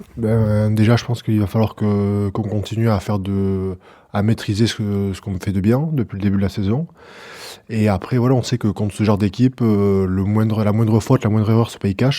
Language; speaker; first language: French; native; French